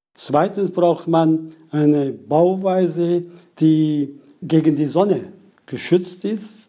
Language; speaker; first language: German; non-native, fluent; Persian